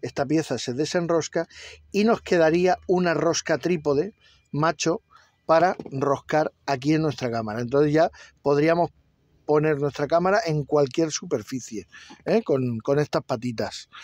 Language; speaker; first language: Spanish; native; Spanish